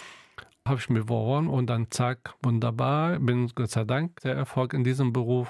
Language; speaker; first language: German; non-native, local second language; Arabic